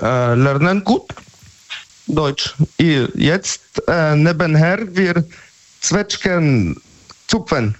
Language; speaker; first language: German; non-native, learner; Polish